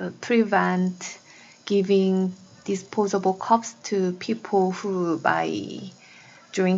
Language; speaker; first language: English; non-native, learner; Korean